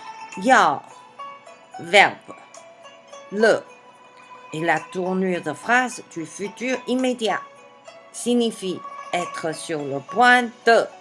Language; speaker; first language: French; non-native, fluent; Chinese